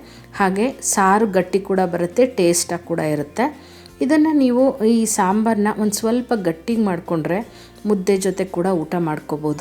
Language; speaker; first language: Kannada; native; Kannada